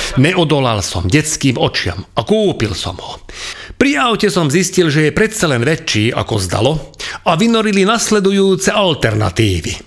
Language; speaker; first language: Slovak; non-native, local second language; Hungarian